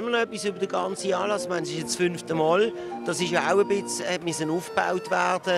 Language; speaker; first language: German; native; German